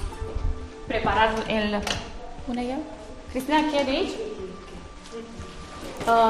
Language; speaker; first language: Spanish; non-native, learner; Romanian